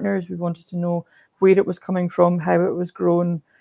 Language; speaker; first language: English; native; English